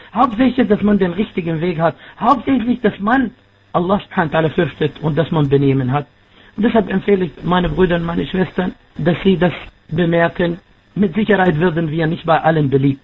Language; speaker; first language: German; non-native, fluent; Arabic